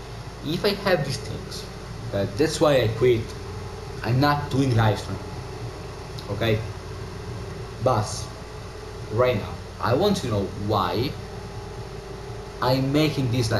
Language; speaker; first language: English; non-native, learner; Italian